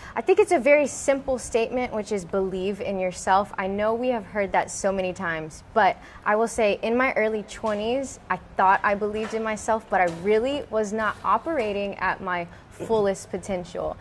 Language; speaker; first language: English; native; English